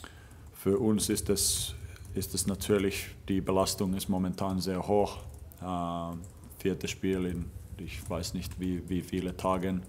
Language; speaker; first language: German; non-native, fluent; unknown